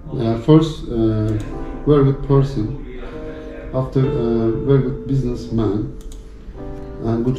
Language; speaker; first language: English; non-native, learner; Turkish